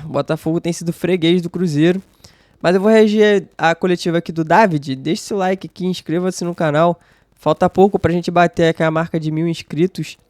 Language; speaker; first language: Portuguese; native; Portuguese